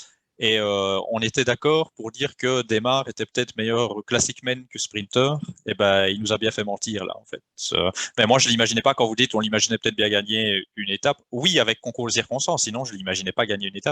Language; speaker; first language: French; native; French